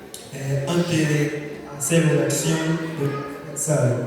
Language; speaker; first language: Spanish; non-native, fluent; Haitian Creole